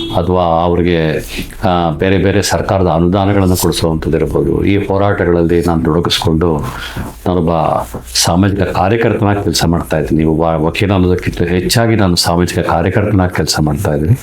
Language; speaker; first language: Kannada; native; Kannada